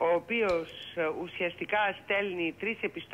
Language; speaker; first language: Greek; native; Greek